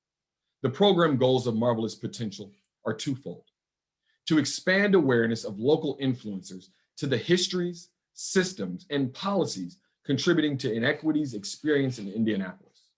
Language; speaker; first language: English; native; English